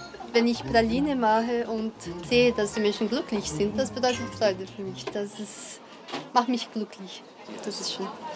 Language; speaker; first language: German; non-native, local second language; Portuguese